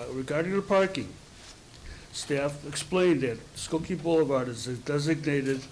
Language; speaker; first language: English; native; English